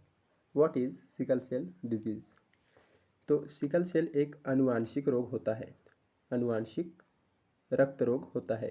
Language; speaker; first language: Hindi; native; Hindi